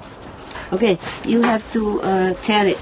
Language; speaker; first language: English; non-native, fluent; Vietnamese